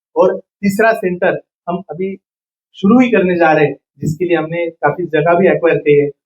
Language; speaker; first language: Hindi; non-native, local second language; Marathi